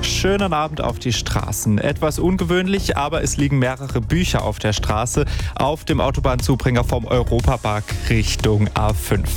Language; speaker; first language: German; native; German